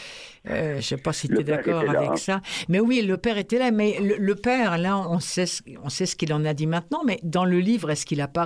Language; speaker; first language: French; native; French